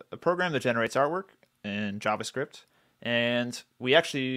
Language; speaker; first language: English; native; English